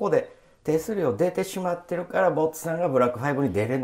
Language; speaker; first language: Japanese; native; Japanese